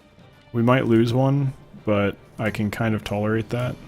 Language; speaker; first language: English; native; English